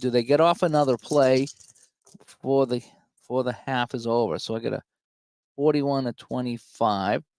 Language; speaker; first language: English; native; English